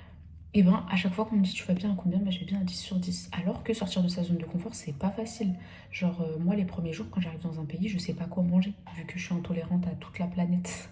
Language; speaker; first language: French; native; French